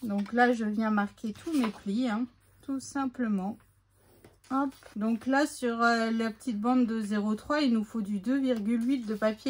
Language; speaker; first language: French; native; French